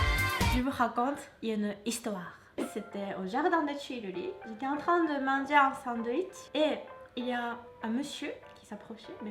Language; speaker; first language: French; non-native, fluent; Japanese